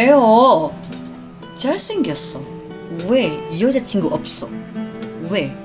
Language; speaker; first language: Korean; non-native, learner; Indonesian